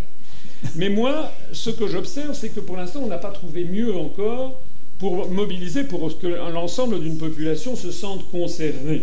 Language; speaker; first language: French; native; French